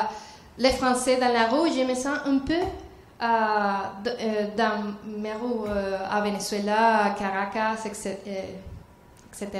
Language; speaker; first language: French; non-native, learner; Spanish